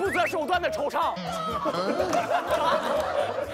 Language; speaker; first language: Chinese; native; Chinese